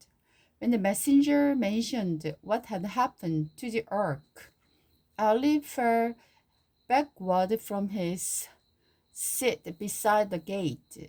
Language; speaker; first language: English; non-native, learner; Korean